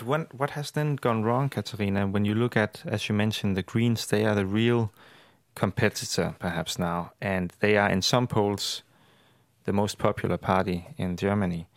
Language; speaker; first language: English; non-native, fluent; Danish